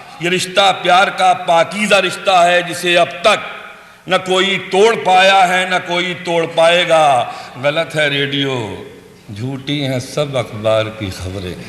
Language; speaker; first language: Urdu; native; Urdu